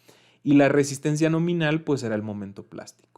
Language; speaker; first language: Spanish; native; Spanish